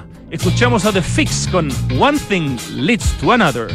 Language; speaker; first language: Spanish; native; Spanish